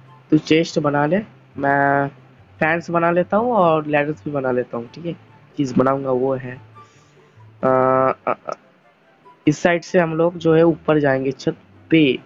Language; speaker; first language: Hindi; non-native, learner; Bangla